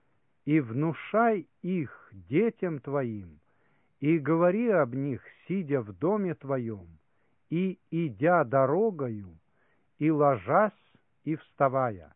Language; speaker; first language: Russian; native; Russian